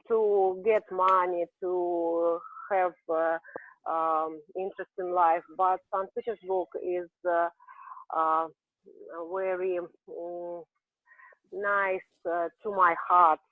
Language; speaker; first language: English; non-native, learner; Russian